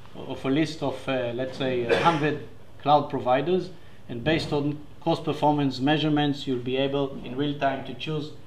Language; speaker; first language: English; non-native, fluent; Hebrew